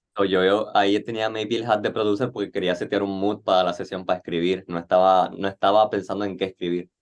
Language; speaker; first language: Spanish; native; Spanish